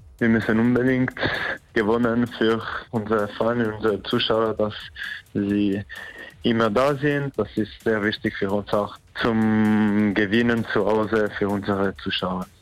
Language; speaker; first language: German; non-native, learner; French